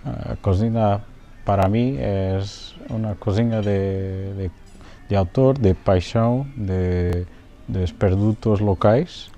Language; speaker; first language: Spanish; non-native, learner; Portuguese